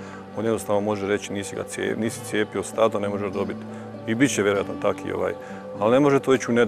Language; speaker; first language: Croatian; native; Croatian